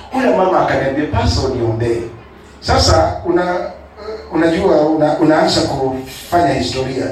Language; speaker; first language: Swahili; non-native, local second language; Kikuyu